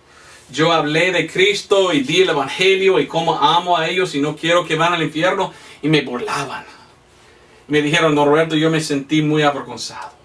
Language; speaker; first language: Spanish; non-native, fluent; English